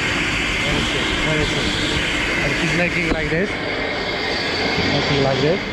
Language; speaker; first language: English; non-native, learner; Polish